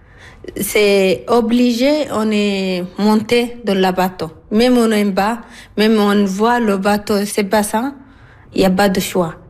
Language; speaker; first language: French; non-native, learner; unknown